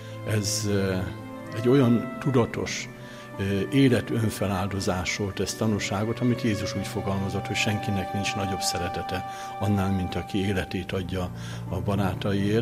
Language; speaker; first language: Hungarian; native; Hungarian